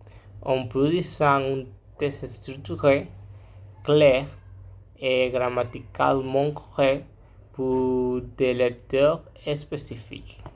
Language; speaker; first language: French; non-native, learner; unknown